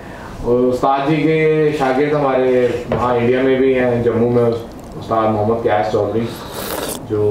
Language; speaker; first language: Hindi; native; Hindi